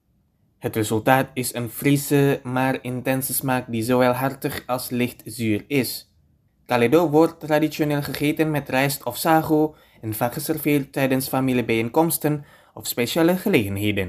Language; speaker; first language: Dutch; non-native, fluent; Indonesian